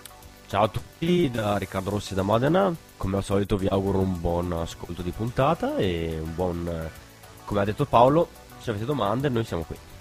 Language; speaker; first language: Italian; native; Italian